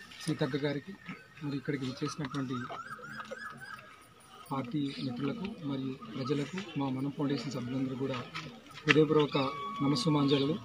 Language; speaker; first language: Telugu; native; Telugu